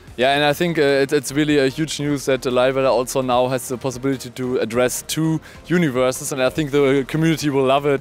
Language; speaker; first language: English; non-native, fluent; German